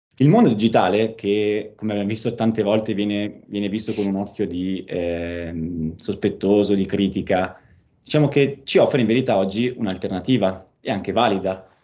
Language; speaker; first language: Italian; native; Italian